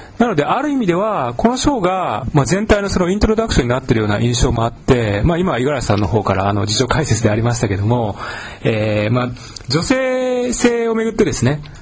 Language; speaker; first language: Japanese; native; Japanese